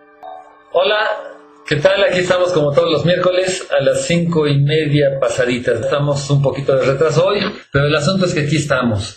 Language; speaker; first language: Spanish; native; Spanish